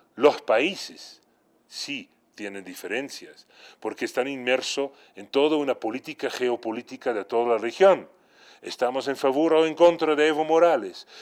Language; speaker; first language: Spanish; non-native, fluent; Dutch